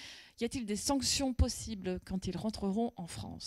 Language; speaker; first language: French; native; French